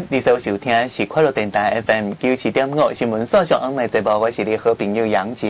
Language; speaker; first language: Chinese; native; Chinese